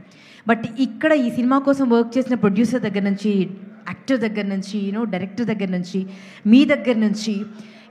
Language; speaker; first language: Telugu; native; Telugu